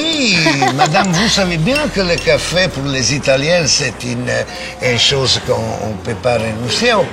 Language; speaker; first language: French; non-native, fluent; Italian